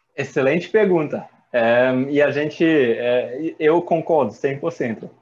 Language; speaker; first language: Portuguese; non-native, fluent; German